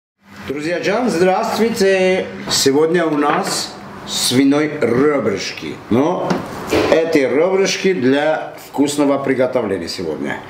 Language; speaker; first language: Russian; non-native, fluent; Armenian